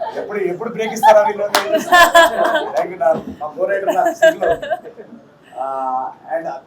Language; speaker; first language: Telugu; native; Telugu